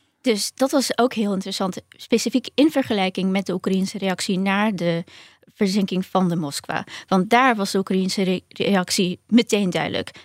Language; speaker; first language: Dutch; early bilingual, other home language; Ukrainian